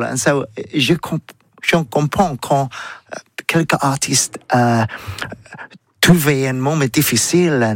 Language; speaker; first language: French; non-native, learner; English